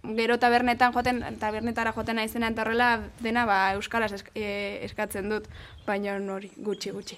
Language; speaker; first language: Basque; non-native, local second language; Spanish